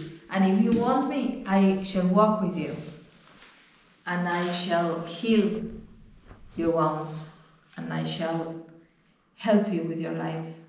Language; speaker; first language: English; non-native, fluent; Spanish